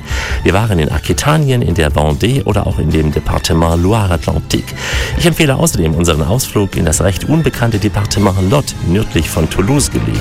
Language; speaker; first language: German; native; German